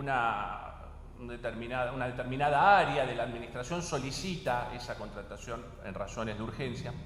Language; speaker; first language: Spanish; native; Spanish